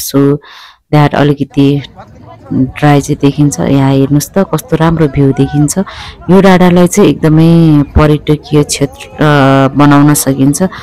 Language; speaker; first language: Nepali; non-native, local second language; Eastern Tamang